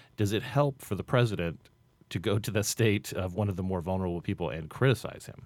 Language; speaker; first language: English; native; English